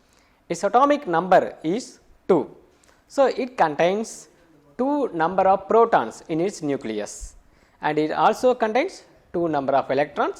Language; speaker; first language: English; non-native, local second language; Tamil